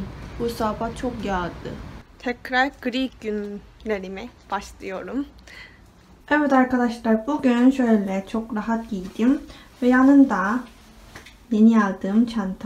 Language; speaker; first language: Turkish; non-native, fluent; Korean